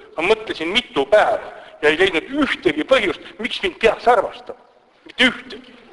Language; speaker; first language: Estonian; non-native, local second language; Russian